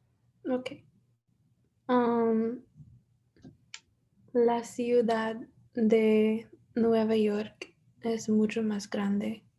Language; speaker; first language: Spanish; non-native, learner; English